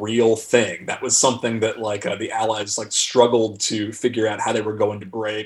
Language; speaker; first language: English; native; English